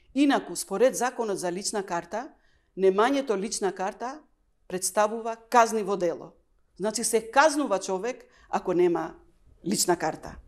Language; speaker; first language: Macedonian; non-native, local second language; Albanian